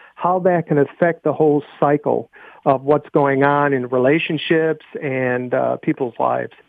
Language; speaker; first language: English; native; English